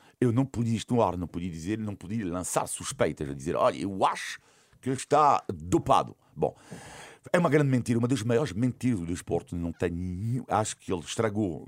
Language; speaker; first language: Portuguese; non-native, fluent; French